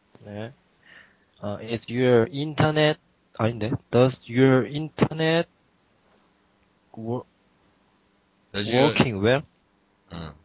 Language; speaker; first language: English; non-native, learner; Korean